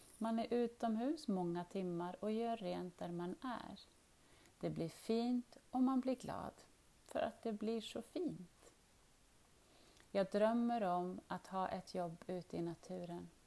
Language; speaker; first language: Swedish; non-native, learner; Arabic